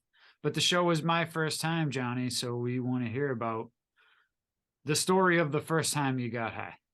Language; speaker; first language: English; native; English